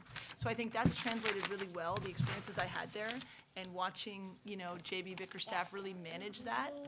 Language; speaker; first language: English; native; English